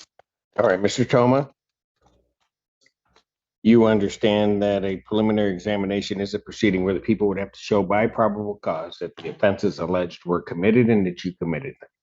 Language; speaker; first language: English; native; English